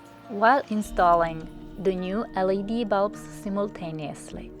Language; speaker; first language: English; non-native, fluent; Czech